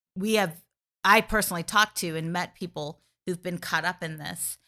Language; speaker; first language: English; native; English